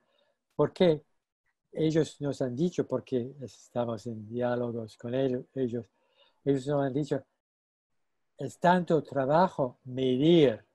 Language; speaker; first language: Spanish; non-native, fluent; English